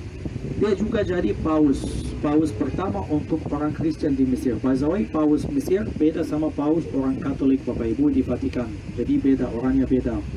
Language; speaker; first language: Indonesian; non-native, fluent; Arabic